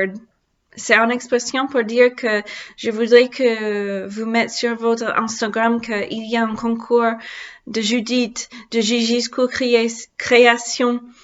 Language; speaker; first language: French; non-native, learner; English